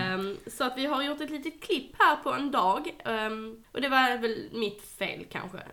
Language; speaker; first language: Swedish; native; Swedish